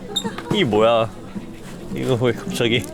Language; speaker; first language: Korean; non-native, learner; English